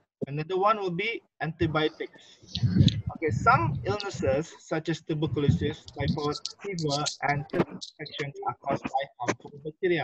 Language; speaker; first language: English; non-native, local second language; Malay